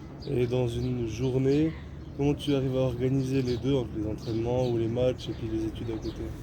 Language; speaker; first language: French; native; French